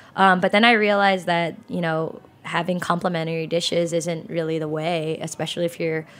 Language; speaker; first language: English; native; English